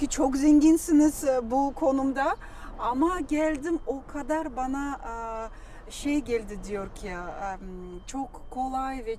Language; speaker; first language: Turkish; non-native, learner; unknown